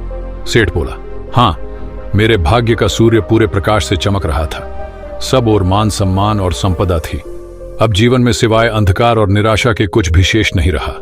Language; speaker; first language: Hindi; native; Hindi